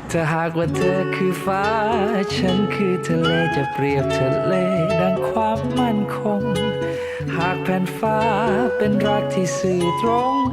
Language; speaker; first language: Thai; native; Thai